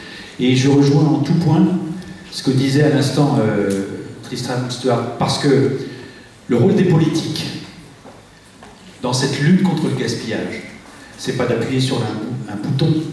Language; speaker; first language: French; native; French